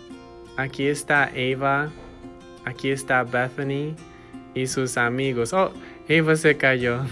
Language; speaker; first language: Spanish; non-native, fluent; English